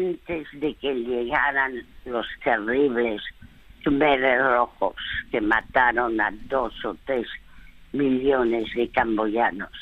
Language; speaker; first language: Spanish; early bilingual, other home language; French